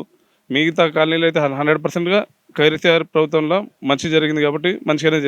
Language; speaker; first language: Telugu; native; Telugu